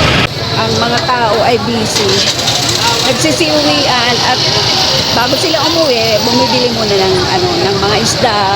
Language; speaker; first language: Filipino; non-native, local second language; Waray